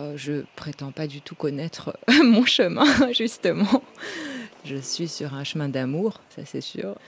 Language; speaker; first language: French; native; French